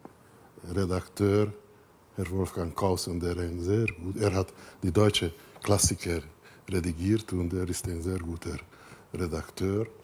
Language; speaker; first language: German; non-native, fluent; Hungarian